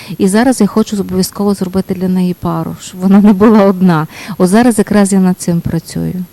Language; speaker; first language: Ukrainian; native; Ukrainian